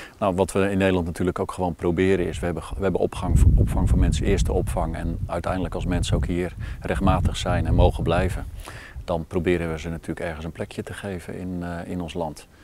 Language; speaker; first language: Dutch; native; Dutch